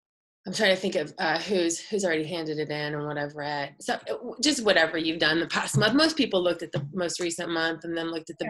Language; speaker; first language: English; native; English